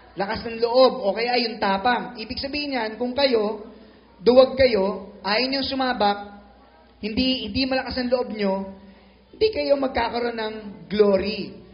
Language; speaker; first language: Filipino; native; Filipino